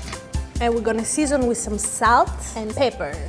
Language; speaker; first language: English; non-native, fluent; Greek